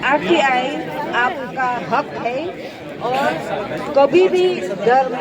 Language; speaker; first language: Hindi; non-native, local second language; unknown